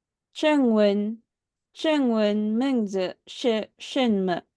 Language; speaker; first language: Chinese; non-native, learner; Filipino